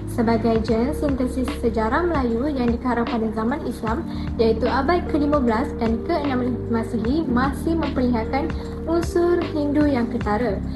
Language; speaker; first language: Malay; native; Malay